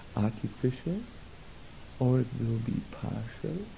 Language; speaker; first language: English; non-native, fluent; German